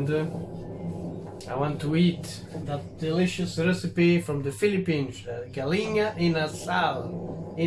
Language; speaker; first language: English; non-native, fluent; Portuguese